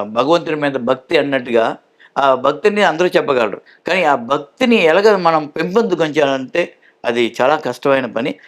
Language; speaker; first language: Telugu; early bilingual, heritage; Telugu